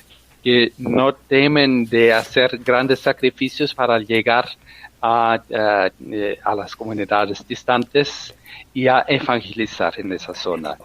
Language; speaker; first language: Spanish; non-native, fluent; German